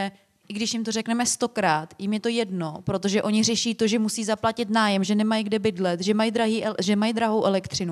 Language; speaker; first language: Czech; native; Czech